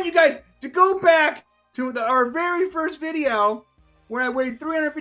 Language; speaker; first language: English; native; English